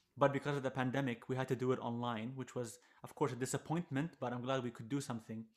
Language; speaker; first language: English; non-native, fluent; Arabic